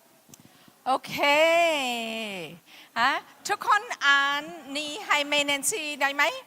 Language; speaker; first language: Thai; non-native, fluent; English